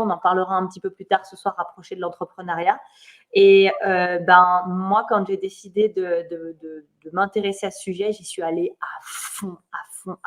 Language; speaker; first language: French; native; French